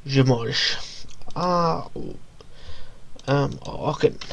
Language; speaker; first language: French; non-native, learner; English